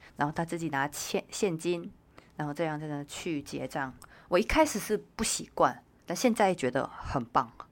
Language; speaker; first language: Chinese; non-native, fluent; Korean